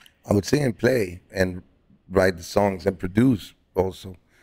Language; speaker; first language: English; non-native, fluent; Spanish